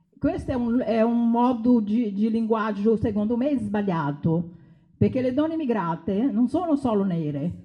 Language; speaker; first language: Italian; non-native, fluent; Spanish